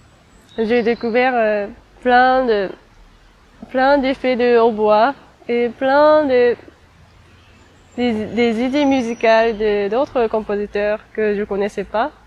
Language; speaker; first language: French; non-native, fluent; Japanese